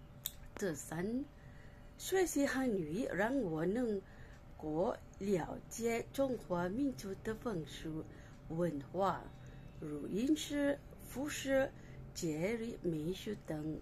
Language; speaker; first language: Chinese; non-native, learner; Malay